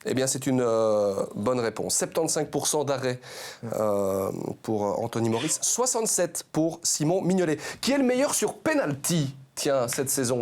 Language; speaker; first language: French; native; French